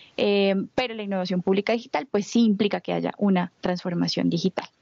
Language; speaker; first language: Spanish; native; Spanish